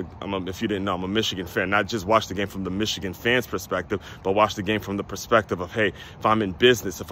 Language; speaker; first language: English; native; English